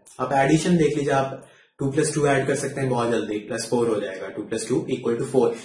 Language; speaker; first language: Hindi; native; Hindi